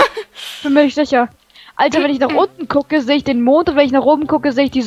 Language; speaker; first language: German; native; German